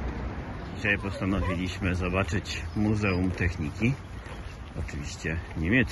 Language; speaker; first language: Polish; native; Polish